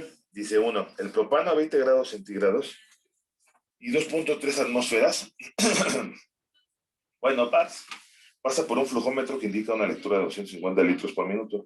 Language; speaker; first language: Spanish; native; Spanish